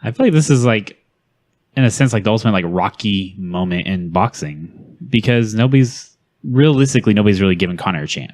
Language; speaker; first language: English; native; English